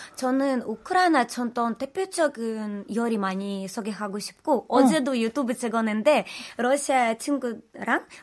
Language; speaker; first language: Korean; non-native, fluent; Ukrainian